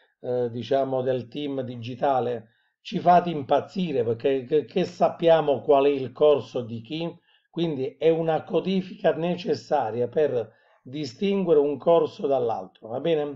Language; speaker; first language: Italian; native; Italian